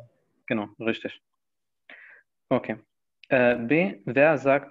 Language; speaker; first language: German; non-native, fluent; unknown